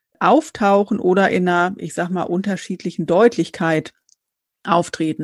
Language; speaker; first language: German; native; German